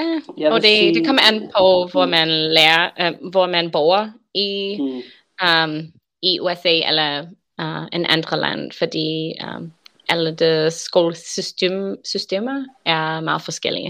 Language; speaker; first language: Danish; non-native, learner; English